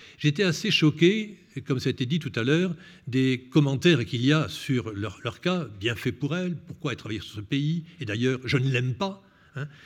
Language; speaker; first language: French; native; French